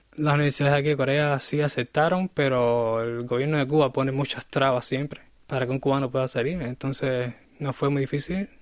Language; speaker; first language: Spanish; native; Spanish